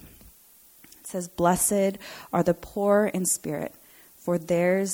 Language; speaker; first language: English; native; English